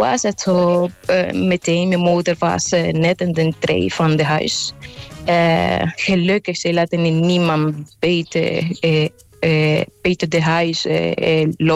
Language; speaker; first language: Dutch; non-native, local second language; Papiamento